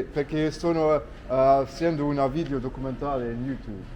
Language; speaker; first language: Italian; non-native, learner; English